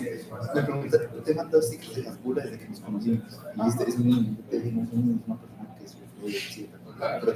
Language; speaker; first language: Spanish; native; Spanish